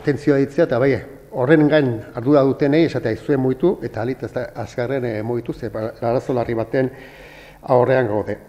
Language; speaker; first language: Basque; native; Basque